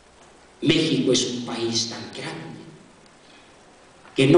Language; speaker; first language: Spanish; native; Spanish